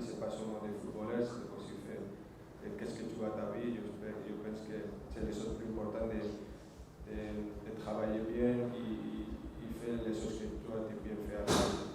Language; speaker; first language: French; non-native, fluent; Spanish